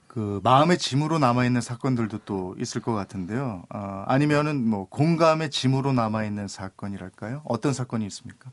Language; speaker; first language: Korean; native; Korean